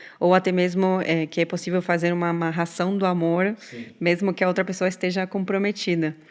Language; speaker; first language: Portuguese; non-native, fluent; Spanish